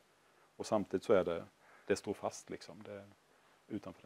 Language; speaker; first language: Swedish; native; Swedish